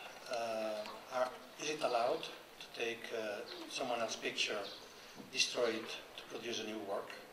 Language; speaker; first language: English; non-native, fluent; Catalan